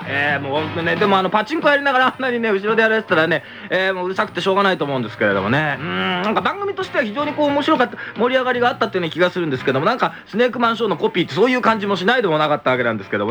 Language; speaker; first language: Japanese; native; Japanese